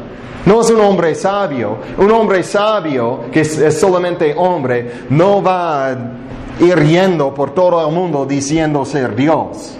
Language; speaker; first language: Spanish; non-native, fluent; English